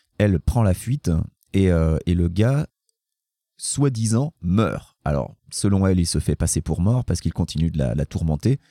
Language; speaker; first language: French; native; French